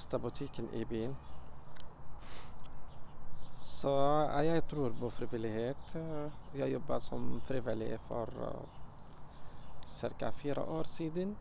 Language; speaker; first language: Norwegian; non-native, learner; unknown